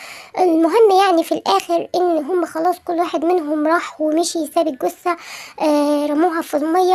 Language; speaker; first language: Arabic; native; Arabic